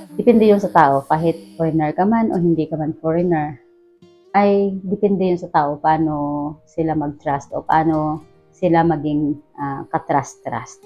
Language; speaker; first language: Filipino; native; Filipino